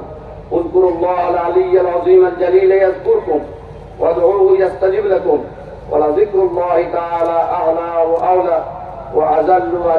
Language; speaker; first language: Arabic; non-native, fluent; Bangla